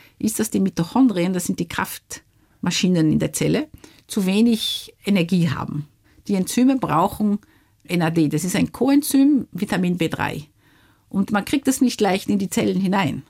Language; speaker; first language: German; early bilingual, heritage; Luxembourgish